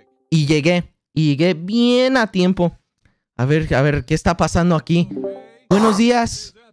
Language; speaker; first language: Spanish; native; Spanish